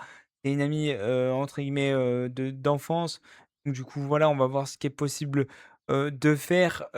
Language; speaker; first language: French; native; French